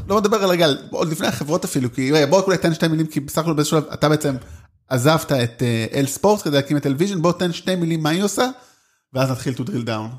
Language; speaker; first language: Hebrew; native; Hebrew